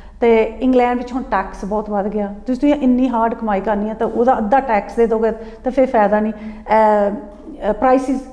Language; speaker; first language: Punjabi; early bilingual, heritage; Punjabi